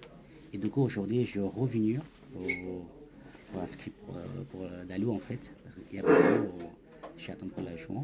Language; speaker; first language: French; non-native, learner; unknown